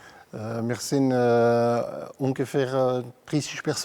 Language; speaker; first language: German; non-native, local second language; French